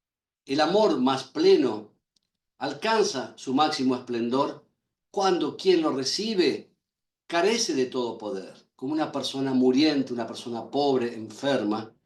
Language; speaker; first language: Spanish; native; Spanish